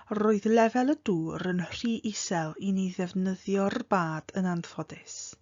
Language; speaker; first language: Welsh; non-native, fluent; English